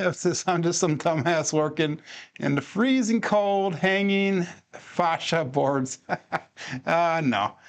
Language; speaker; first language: English; native; English